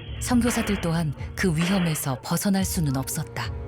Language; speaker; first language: Korean; native; Korean